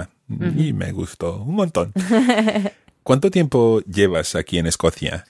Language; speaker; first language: Spanish; non-native, fluent; English